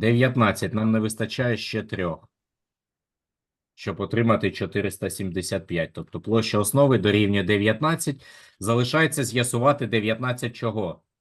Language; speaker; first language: Ukrainian; native; Ukrainian